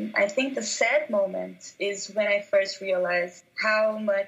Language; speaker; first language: English; non-native, fluent; Portuguese